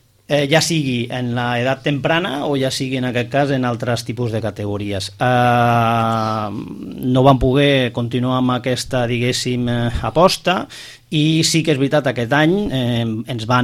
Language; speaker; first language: Catalan; non-native, local second language; Spanish